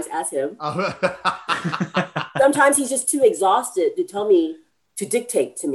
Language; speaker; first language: English; native; English